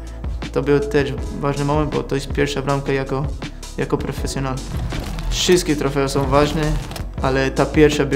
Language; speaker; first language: Polish; non-native, learner; English